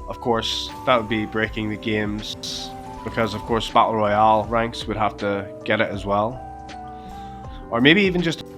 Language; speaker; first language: English; native; English